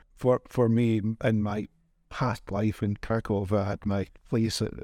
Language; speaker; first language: English; non-native, fluent; Spanish